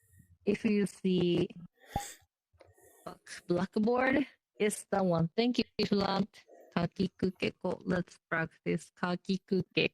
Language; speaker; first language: English; non-native, learner; Japanese